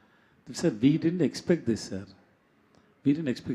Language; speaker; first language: Telugu; non-native, local second language; Tamil